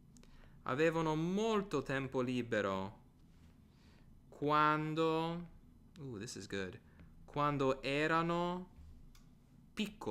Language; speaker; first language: Italian; non-native, fluent; English